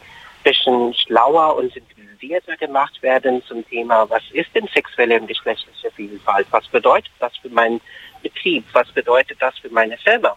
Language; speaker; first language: German; non-native, fluent; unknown